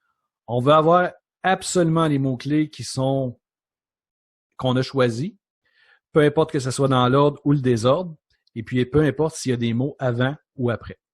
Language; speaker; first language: French; native; French